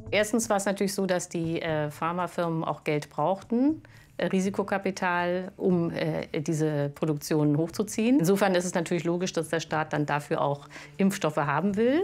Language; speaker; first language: German; native; German